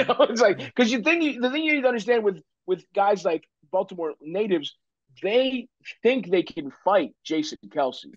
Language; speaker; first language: English; native; English